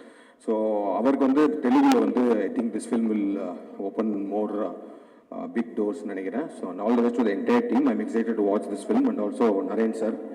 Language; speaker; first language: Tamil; native; Tamil